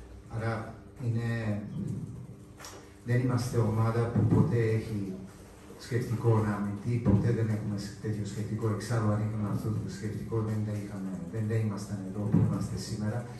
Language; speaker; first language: Greek; non-native, fluent; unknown